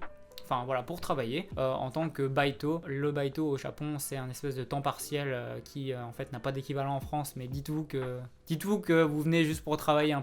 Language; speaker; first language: French; native; French